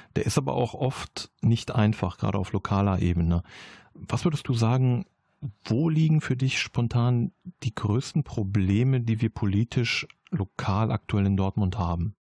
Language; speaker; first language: German; native; German